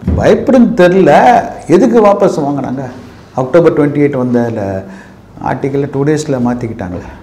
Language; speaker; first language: Tamil; native; Tamil